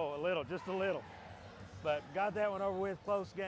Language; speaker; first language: English; native; English